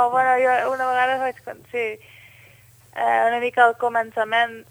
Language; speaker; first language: Catalan; non-native, fluent; Dutch